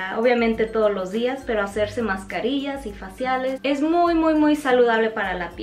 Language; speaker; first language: Spanish; native; Spanish